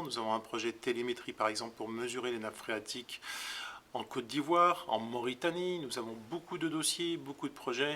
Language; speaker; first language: French; native; French